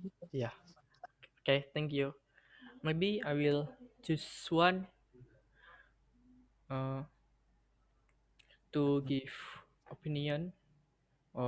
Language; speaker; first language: English; non-native, learner; Indonesian